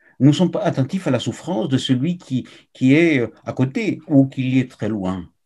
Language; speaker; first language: French; non-native, fluent; Spanish